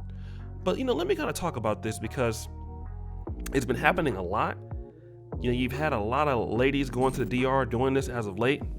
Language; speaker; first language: English; native; English